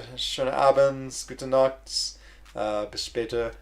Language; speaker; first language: German; non-native, learner; English